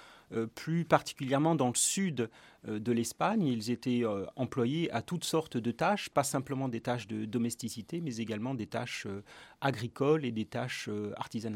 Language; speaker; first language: French; native; French